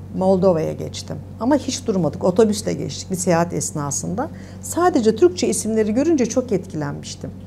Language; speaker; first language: Turkish; native; Turkish